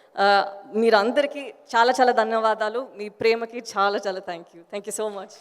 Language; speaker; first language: Telugu; non-native, fluent; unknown